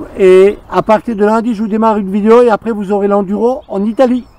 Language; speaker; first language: French; native; French